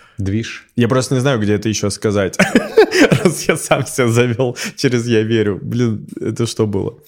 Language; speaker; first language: Russian; native; Russian